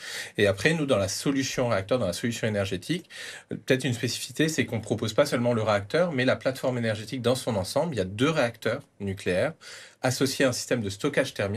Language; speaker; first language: French; native; French